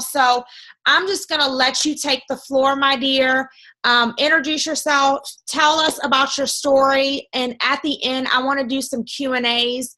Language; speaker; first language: English; native; English